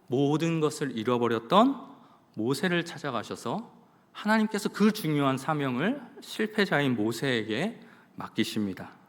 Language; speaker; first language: Korean; native; Korean